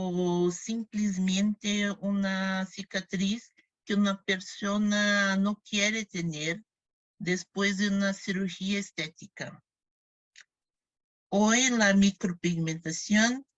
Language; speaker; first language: Spanish; non-native, fluent; Portuguese